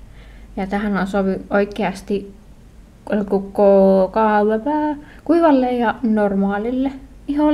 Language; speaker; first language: Finnish; native; Finnish